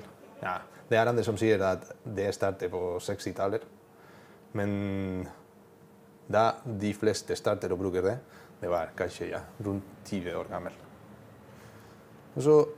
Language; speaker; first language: Norwegian; non-native, learner; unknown